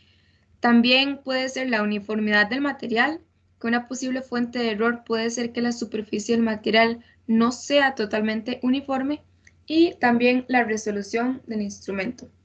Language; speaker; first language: Spanish; native; Spanish